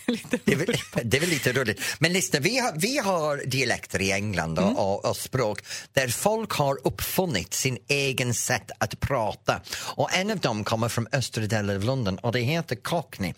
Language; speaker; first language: Swedish; non-native, fluent; English